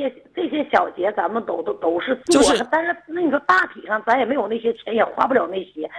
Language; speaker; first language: Chinese; native; Chinese